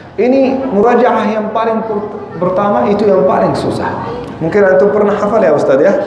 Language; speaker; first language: Indonesian; non-native, fluent; Arabic